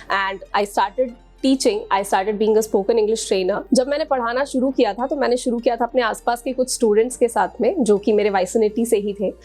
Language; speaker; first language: Hindi; native; Hindi